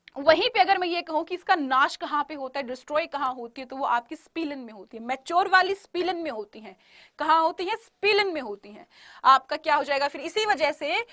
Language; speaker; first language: Hindi; native; Hindi